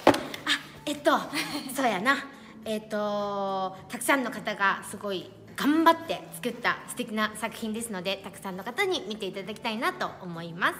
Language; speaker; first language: Japanese; native; Japanese